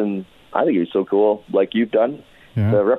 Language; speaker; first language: English; native; English